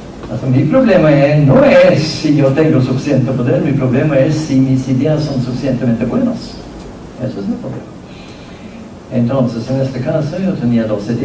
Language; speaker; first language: Spanish; non-native, fluent; Norwegian